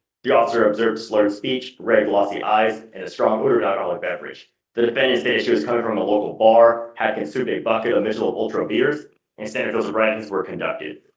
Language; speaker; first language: English; native; English